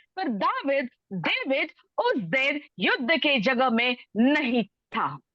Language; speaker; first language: Hindi; non-native, local second language; Telugu